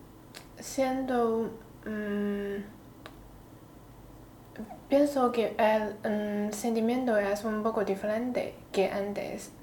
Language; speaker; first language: Spanish; non-native, learner; Chinese